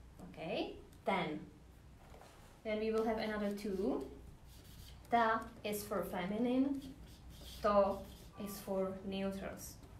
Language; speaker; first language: English; non-native, fluent; Czech